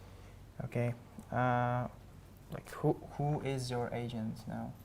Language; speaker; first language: English; non-native, learner; Uzbek